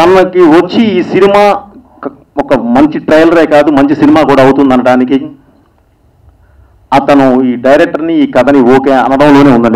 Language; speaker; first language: Telugu; native; Telugu